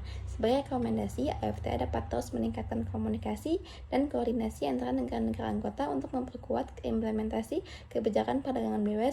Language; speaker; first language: Indonesian; native; Indonesian